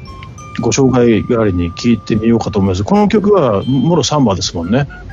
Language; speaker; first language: Japanese; native; Japanese